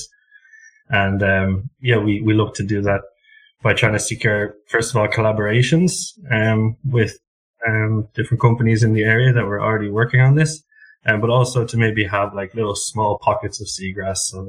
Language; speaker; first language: English; native; English